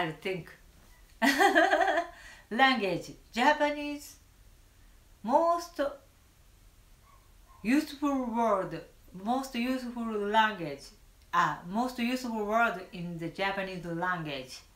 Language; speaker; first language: English; non-native, learner; Japanese